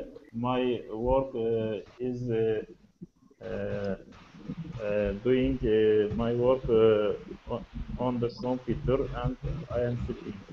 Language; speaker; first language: English; non-native, learner; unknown